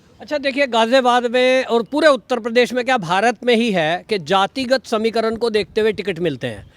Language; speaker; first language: Hindi; native; Hindi